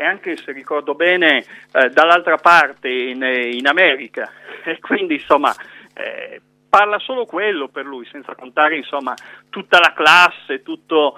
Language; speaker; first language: Italian; native; Italian